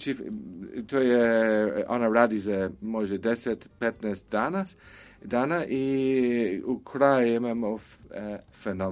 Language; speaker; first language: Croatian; non-native, learner; English